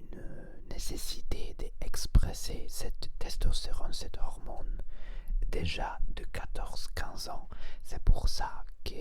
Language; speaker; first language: French; non-native, learner; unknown